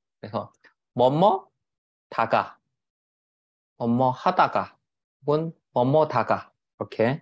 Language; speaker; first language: Korean; native; Korean